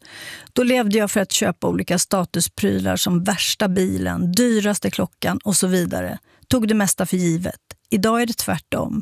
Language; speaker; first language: Swedish; native; Swedish